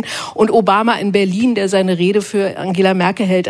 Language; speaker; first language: German; native; German